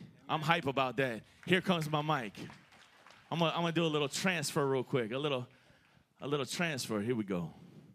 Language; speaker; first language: English; native; English